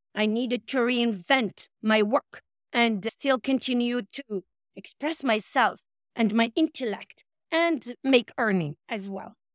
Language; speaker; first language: English; non-native, fluent; Arabic